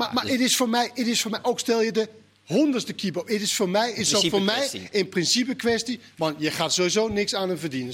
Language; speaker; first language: Dutch; non-native, fluent; Danish